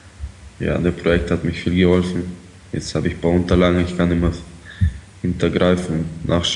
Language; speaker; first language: German; early bilingual, other home language; Ukrainian